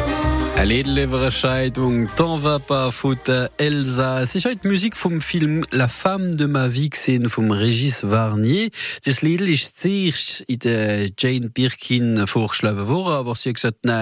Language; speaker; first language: German; native; German